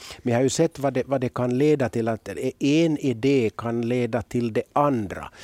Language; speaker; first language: Swedish; native; Swedish